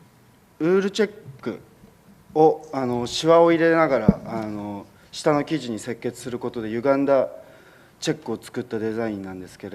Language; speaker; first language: Japanese; native; Japanese